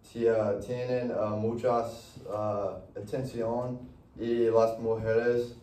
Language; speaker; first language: Spanish; non-native, learner; English